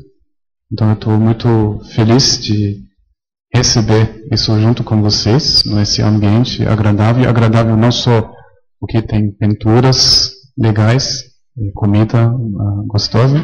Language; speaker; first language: Portuguese; non-native, fluent; German